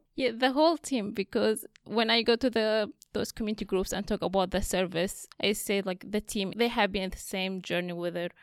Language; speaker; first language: English; non-native, fluent; Arabic